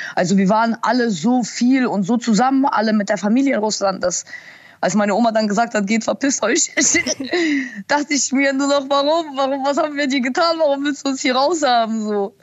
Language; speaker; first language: German; early bilingual, other home language; Russian